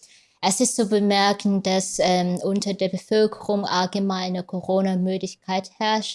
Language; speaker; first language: German; non-native, fluent; Vietnamese